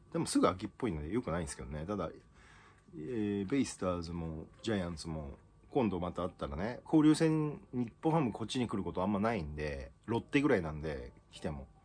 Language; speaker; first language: Japanese; native; Japanese